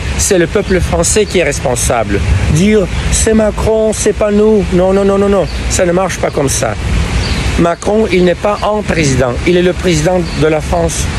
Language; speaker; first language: French; non-native, fluent; Russian